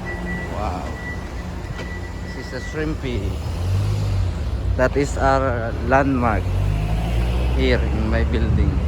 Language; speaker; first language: English; non-native, learner; Filipino